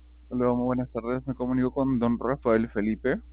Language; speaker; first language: Spanish; native; Spanish